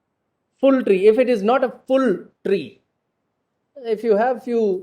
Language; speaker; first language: English; non-native, local second language; Gujarati